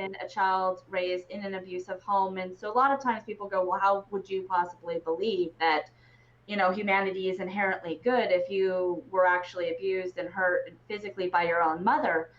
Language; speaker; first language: English; native; English